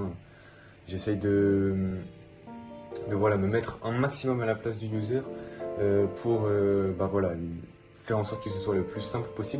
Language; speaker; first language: French; native; French